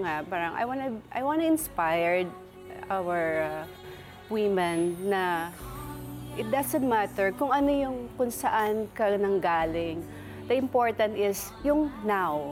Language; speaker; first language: Filipino; native; Filipino